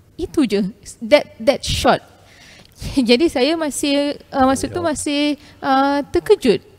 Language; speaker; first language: Malay; non-native, local second language; Tamil